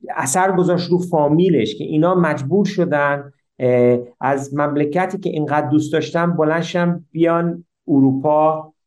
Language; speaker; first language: Persian; early bilingual, heritage; Persian